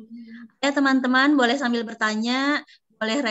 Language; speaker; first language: Indonesian; native; Indonesian